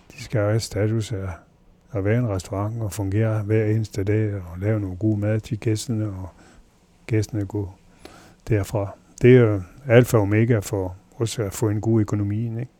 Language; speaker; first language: Danish; non-native, fluent; French